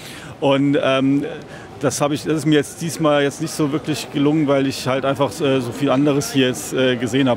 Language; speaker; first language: German; native; German